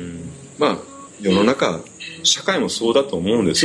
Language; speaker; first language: Japanese; native; Japanese